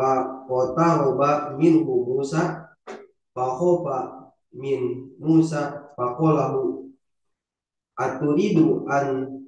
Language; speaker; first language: Arabic; non-native, learner; Indonesian